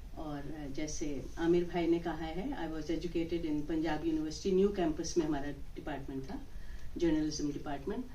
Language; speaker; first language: Urdu; native; Urdu